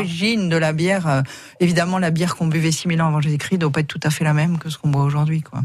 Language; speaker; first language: French; native; French